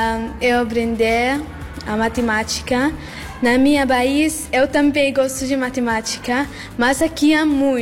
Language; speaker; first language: Portuguese; non-native, learner; Arabic